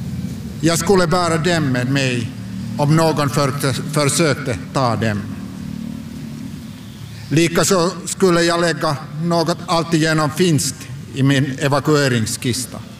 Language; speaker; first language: Swedish; non-native, local second language; Finnish